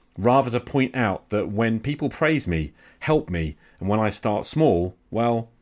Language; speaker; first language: English; native; English